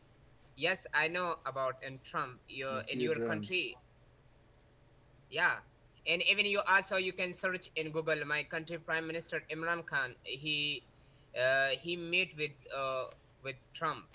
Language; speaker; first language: English; non-native, learner; Pashto